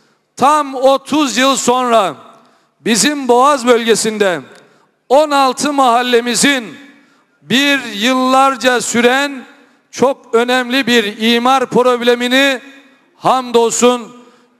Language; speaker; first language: Turkish; native; Turkish